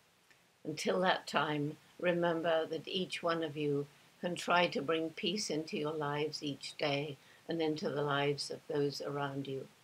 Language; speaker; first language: English; native; English